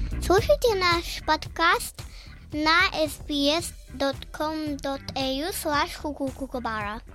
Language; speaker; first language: Russian; early bilingual, heritage; Russian